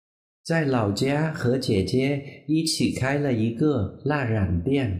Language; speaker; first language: Chinese; non-native, fluent; Vietnamese